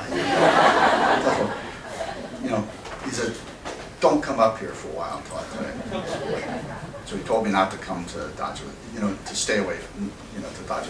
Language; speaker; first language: English; native; English